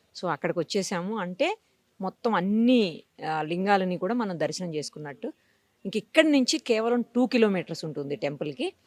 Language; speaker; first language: Telugu; native; Telugu